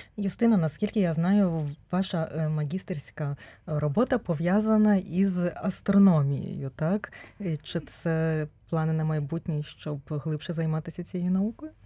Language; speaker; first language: Ukrainian; native; Ukrainian